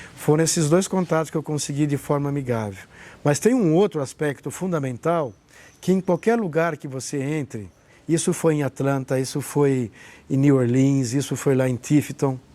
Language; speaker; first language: Portuguese; native; Portuguese